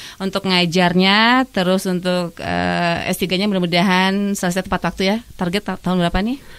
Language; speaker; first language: Indonesian; non-native, local second language; Sundanese